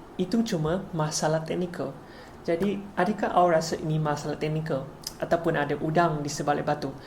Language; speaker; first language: Malay; non-native, local second language; Chinese